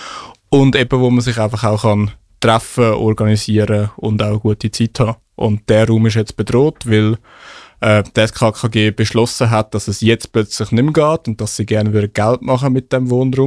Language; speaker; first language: German; native; German